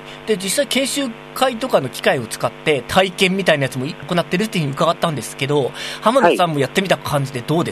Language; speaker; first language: Japanese; native; Japanese